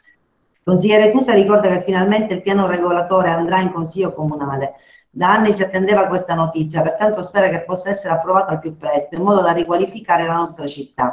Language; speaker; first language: Italian; native; Italian